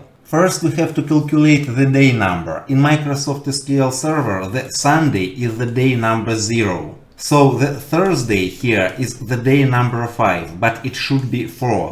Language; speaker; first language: English; non-native, fluent; Russian